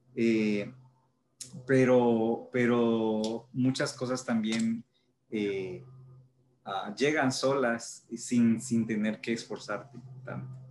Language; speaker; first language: Spanish; early bilingual, heritage; Spanish